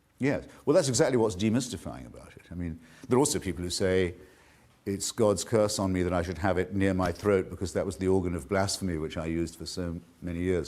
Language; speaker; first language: English; native; English